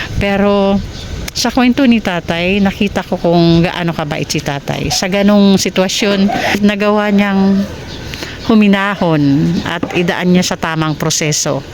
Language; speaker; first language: Filipino; native; Filipino